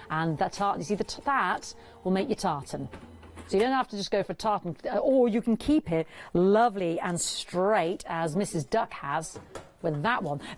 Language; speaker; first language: English; native; English